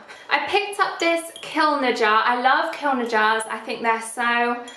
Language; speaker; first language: English; native; English